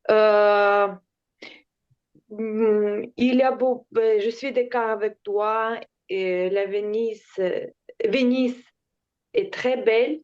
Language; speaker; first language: French; non-native, learner; Ukrainian